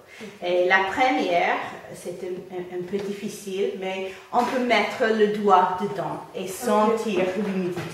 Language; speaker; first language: French; non-native, fluent; English